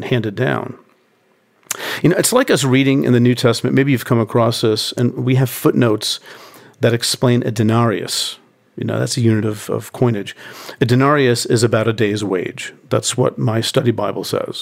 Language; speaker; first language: English; native; English